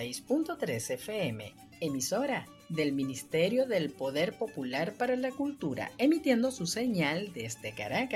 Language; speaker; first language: Spanish; native; Spanish